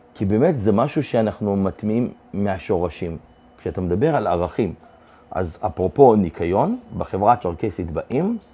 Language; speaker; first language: Hebrew; non-native, local second language; Adyghe